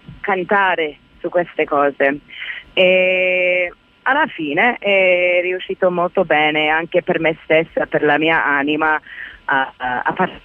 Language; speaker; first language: Italian; early bilingual, heritage; Italian